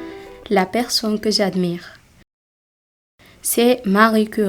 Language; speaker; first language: French; non-native, learner; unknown